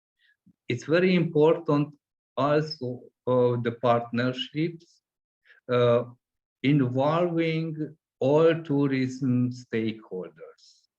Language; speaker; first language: English; non-native, fluent; Hungarian